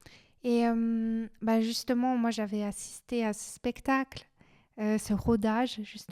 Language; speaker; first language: French; native; French